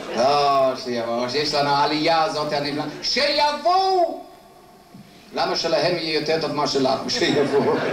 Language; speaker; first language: Hebrew; non-native, fluent; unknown